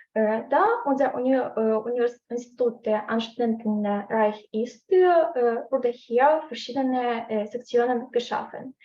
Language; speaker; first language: German; non-native, learner; Ukrainian